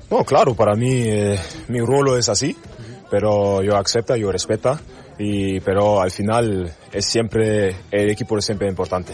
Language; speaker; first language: Spanish; non-native, learner; German